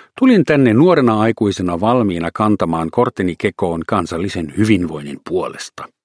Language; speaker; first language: Finnish; non-native, fluent; German